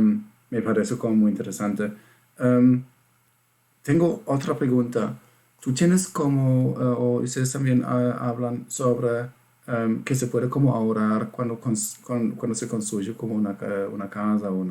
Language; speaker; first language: Spanish; non-native, fluent; German